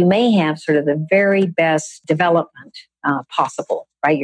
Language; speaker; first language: English; native; English